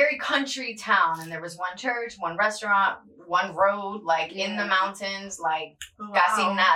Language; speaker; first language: English; early bilingual, other home language; Spanish